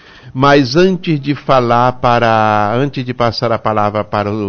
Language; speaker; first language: Portuguese; native; Portuguese